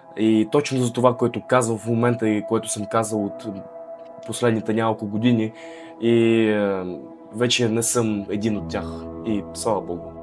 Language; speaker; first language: Bulgarian; early bilingual, other home language; Russian